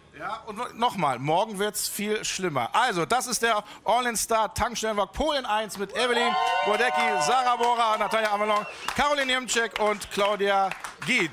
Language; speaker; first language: German; native; German